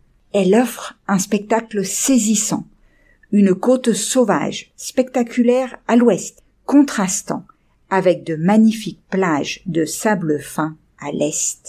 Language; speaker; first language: French; native; French